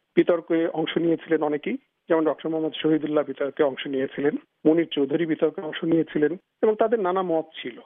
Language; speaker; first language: Bangla; native; Bangla